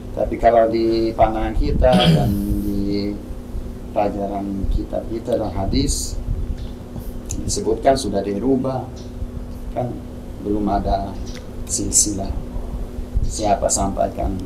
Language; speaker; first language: Indonesian; non-native, fluent; Swedish